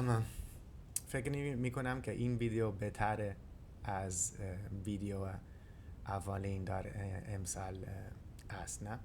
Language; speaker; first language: Persian; non-native, learner; Dutch